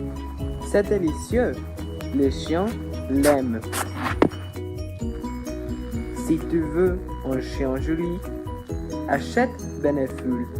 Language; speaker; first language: French; non-native, learner; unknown